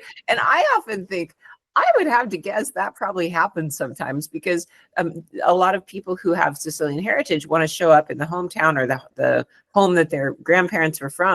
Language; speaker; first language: English; non-native, fluent; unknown